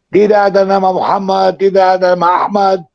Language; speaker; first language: Indonesian; non-native, fluent; Hebrew